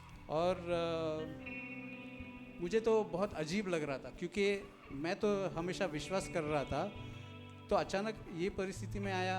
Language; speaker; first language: Hindi; non-native, local second language; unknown